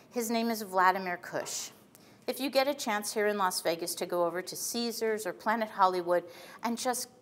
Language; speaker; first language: English; native; English